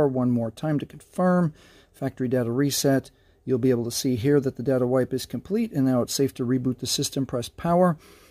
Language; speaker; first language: English; native; English